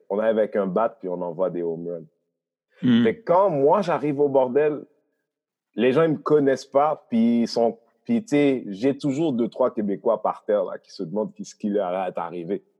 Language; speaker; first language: French; early bilingual, other home language; Haitian Creole